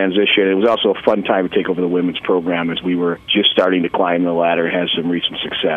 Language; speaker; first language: English; native; English